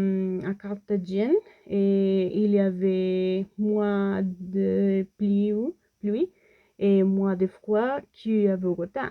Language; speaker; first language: French; non-native, learner; Spanish